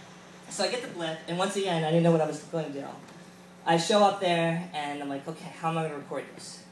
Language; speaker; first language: English; native; English